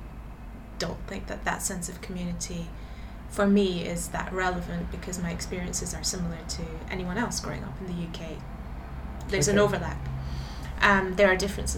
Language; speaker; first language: English; native; English